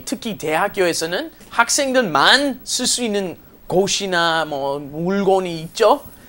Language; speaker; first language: Korean; non-native, fluent; English